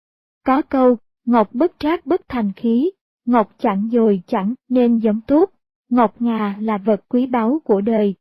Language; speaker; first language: Vietnamese; native; Vietnamese